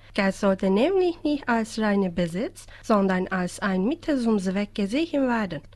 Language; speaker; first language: German; non-native, fluent; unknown